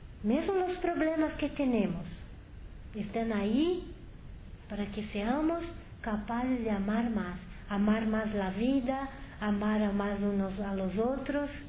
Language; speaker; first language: Spanish; non-native, fluent; Portuguese